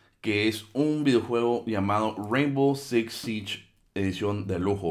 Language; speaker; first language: Spanish; native; Spanish